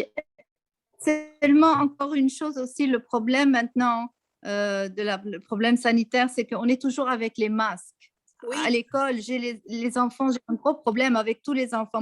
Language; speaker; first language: French; non-native, local second language; Arabic